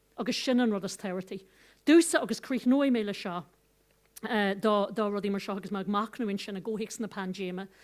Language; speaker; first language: Irish; non-native, local second language; English